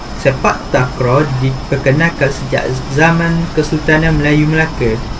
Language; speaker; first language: Malay; native; Malay